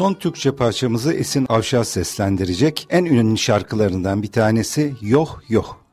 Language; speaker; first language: Turkish; native; Turkish